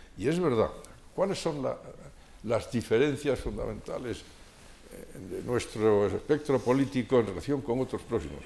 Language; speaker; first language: Spanish; native; Spanish